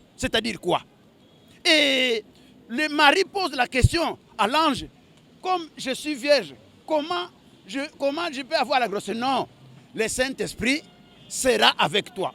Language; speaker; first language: French; non-native, local second language; Lingala